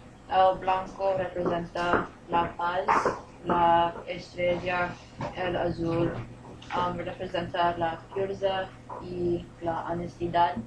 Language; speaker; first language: Spanish; non-native, learner; English